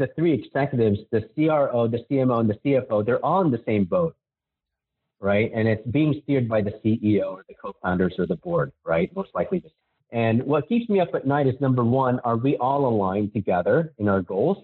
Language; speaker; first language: English; non-native, local second language; Filipino